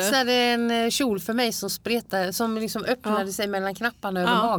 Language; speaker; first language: Swedish; native; Swedish